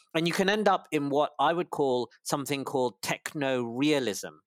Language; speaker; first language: English; native; English